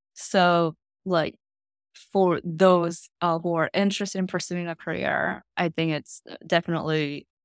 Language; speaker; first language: English; non-native, fluent; Korean